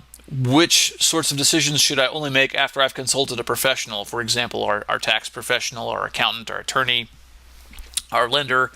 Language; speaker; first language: English; native; English